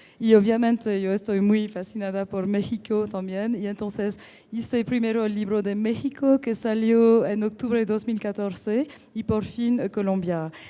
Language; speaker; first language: Spanish; non-native, fluent; French